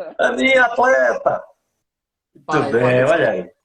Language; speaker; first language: Portuguese; native; Portuguese